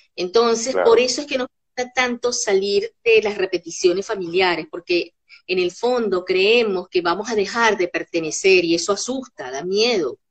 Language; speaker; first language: Spanish; native; Spanish